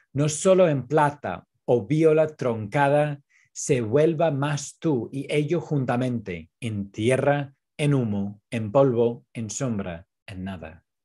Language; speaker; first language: Spanish; non-native, fluent; English